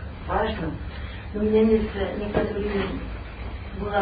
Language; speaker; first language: Russian; non-native, learner; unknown